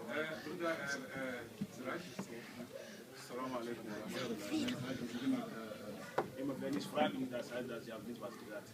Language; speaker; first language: German; non-native, learner; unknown